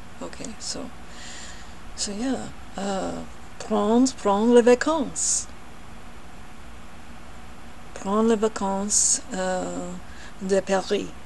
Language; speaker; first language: French; non-native, learner; English